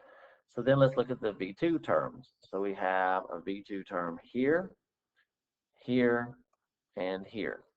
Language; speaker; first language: English; native; English